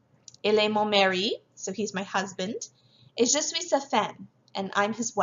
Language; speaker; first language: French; non-native, fluent; English